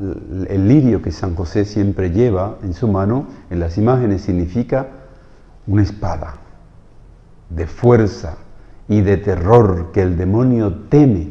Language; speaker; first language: Spanish; native; Spanish